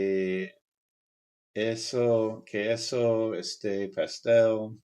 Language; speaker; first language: Spanish; non-native, learner; English